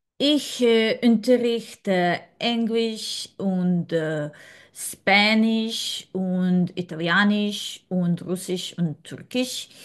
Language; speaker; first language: German; non-native, learner; Serbian